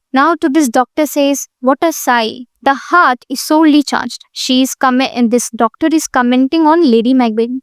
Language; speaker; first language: English; non-native, local second language; Hindi